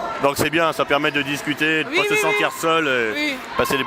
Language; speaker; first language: French; native; French